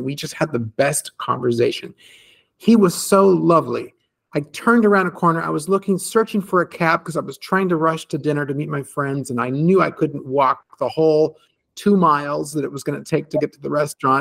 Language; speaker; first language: English; native; English